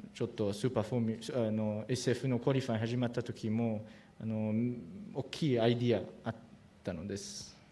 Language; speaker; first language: Japanese; non-native, learner; French